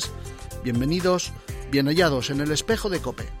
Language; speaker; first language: Spanish; native; Spanish